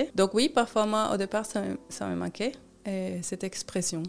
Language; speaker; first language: French; non-native, fluent; Spanish